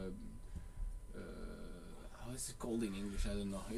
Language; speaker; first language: English; non-native, fluent; Italian